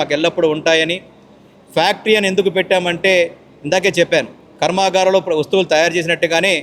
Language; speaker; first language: Telugu; native; Telugu